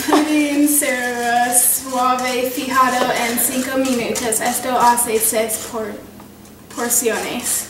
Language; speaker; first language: Spanish; non-native, learner; English